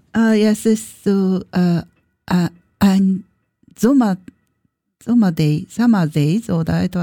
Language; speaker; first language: German; non-native, learner; Japanese